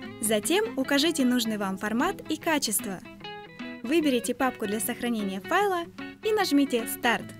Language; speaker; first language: Russian; native; Russian